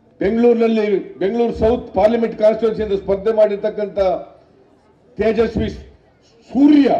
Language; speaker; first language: Kannada; native; Kannada